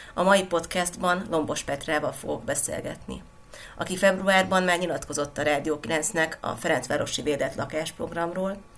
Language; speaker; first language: Hungarian; native; Hungarian